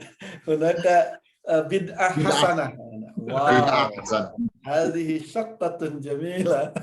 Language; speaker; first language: Arabic; non-native, fluent; Indonesian